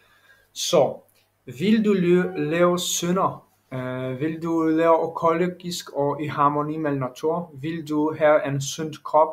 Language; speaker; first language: Danish; non-native, learner; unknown